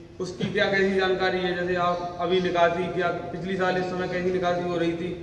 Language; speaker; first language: Hindi; native; Hindi